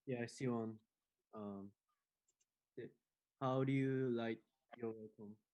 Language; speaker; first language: English; non-native, fluent; Japanese